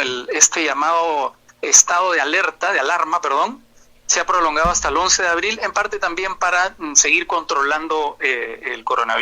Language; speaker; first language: Spanish; native; Spanish